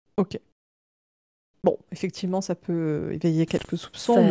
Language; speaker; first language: French; native; French